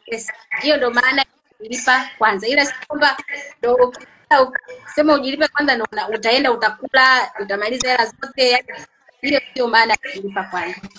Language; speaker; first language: Swahili; native; Swahili